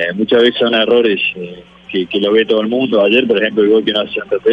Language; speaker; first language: Spanish; native; Spanish